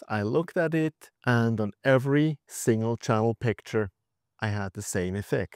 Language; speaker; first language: English; non-native, fluent; German